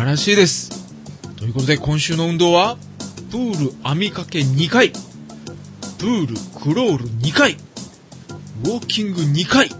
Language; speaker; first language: Japanese; native; Japanese